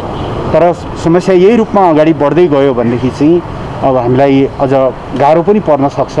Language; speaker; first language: Nepali; native; Nepali